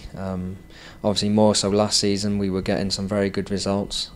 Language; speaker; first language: English; native; English